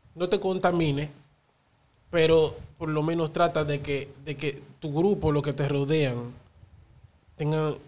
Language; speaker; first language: Spanish; native; Spanish